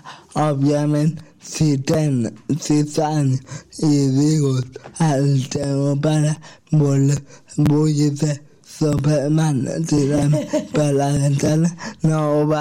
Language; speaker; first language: Catalan; non-native, local second language; Spanish